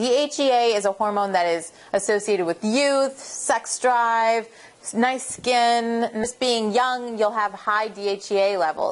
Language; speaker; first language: English; native; English